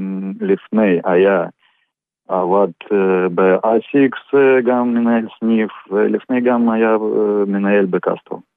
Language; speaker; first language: Hebrew; non-native, fluent; Russian